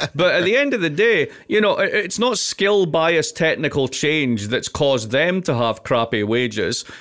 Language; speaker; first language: English; native; English